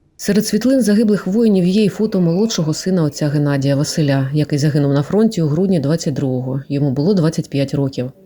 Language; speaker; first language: Ukrainian; native; Ukrainian